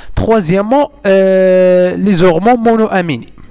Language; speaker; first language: French; non-native, local second language; Arabic